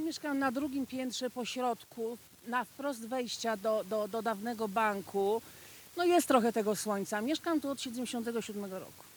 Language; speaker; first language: Polish; native; Polish